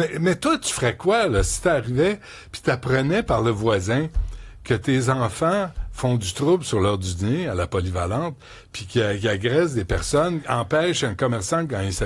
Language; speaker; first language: French; native; French